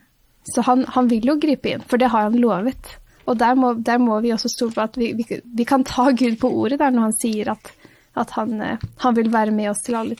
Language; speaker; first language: Norwegian; native; Norwegian